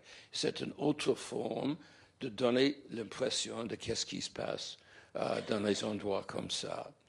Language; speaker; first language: French; non-native, fluent; English